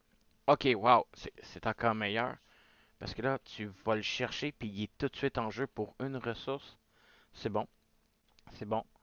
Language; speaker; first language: French; native; French